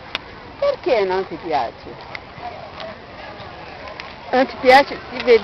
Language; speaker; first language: Italian; non-native, learner; Portuguese